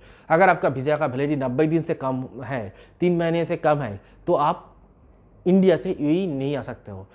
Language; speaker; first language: Hindi; non-native, local second language; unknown